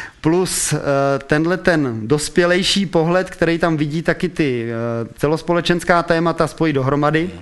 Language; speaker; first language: Czech; native; Czech